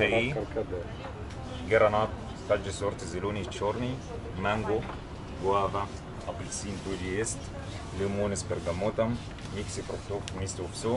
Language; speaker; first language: Russian; non-native, learner; Arabic